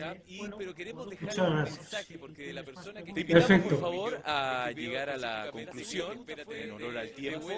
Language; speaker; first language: Spanish; native; Spanish